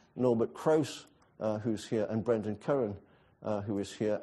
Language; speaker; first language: English; native; English